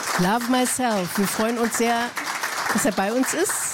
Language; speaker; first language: German; native; German